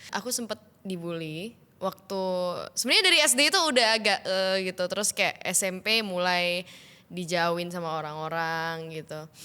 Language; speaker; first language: Indonesian; native; Indonesian